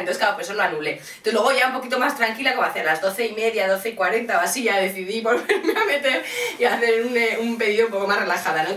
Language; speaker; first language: Spanish; native; Spanish